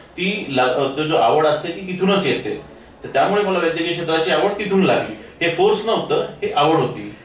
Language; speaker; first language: Marathi; native; Marathi